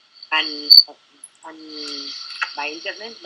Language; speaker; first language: English; non-native, learner; Spanish